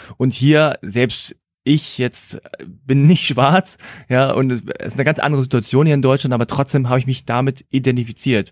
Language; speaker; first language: German; early bilingual, other home language; Korean